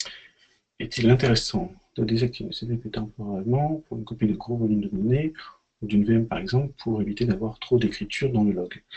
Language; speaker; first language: French; native; French